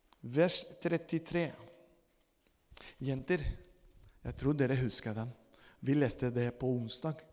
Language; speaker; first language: Norwegian; non-native, fluent; Spanish